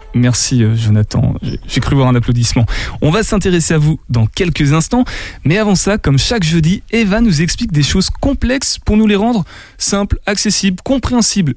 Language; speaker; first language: French; native; French